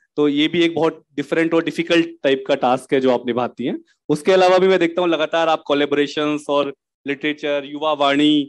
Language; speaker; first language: Hindi; native; Hindi